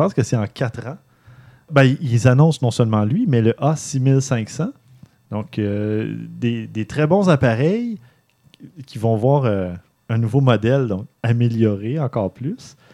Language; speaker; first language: French; native; French